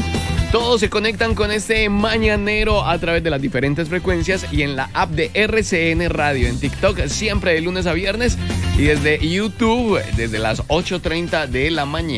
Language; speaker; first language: Spanish; native; Spanish